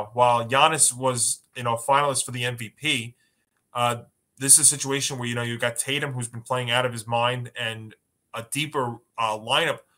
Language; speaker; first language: English; native; English